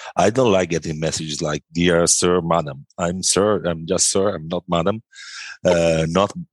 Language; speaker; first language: English; non-native, fluent; Italian